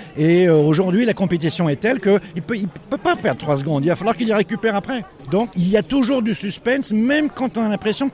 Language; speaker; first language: French; native; French